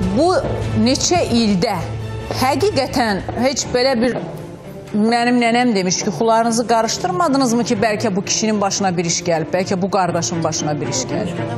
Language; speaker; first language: Azerbaijani; native; Azerbaijani